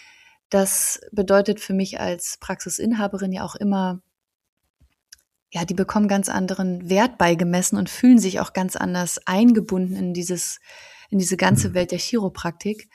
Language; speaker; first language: German; native; German